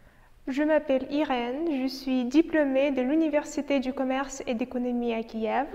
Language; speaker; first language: French; non-native, learner; Ukrainian